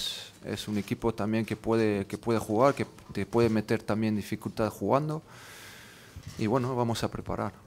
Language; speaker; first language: Spanish; non-native, fluent; French